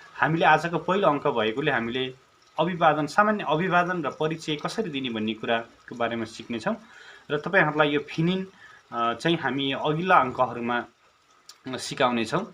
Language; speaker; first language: Nepali; native; Nepali